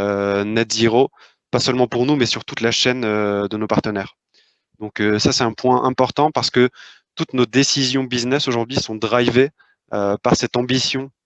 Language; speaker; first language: French; native; French